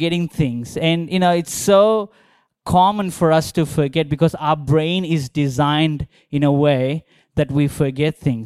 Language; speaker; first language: English; non-native, local second language; Telugu